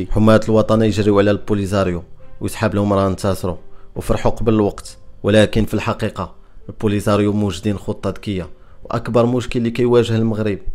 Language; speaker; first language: Arabic; native; Arabic